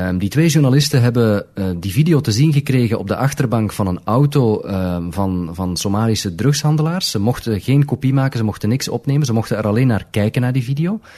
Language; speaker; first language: Dutch; native; Dutch